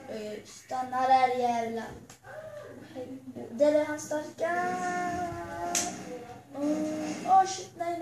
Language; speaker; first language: Swedish; early bilingual, other home language; Albanian